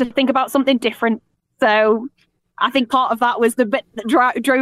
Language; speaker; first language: English; native; English